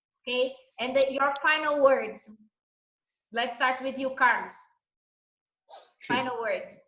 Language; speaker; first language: English; non-native, fluent; Portuguese